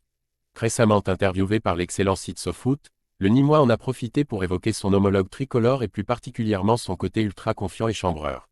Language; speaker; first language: French; native; French